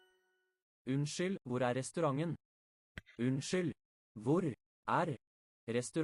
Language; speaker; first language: Norwegian; non-native, learner; English